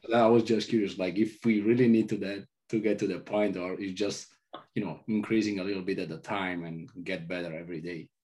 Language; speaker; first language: English; non-native, fluent; Italian